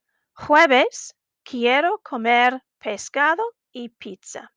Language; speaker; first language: Spanish; non-native, fluent; English